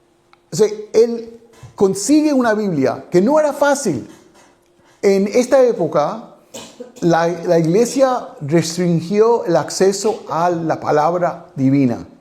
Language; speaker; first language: Spanish; non-native, fluent; English